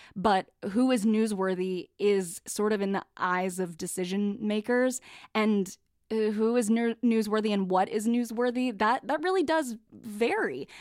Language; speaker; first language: English; native; English